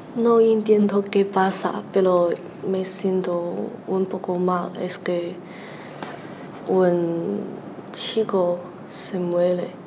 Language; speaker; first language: Spanish; non-native, learner; Chinese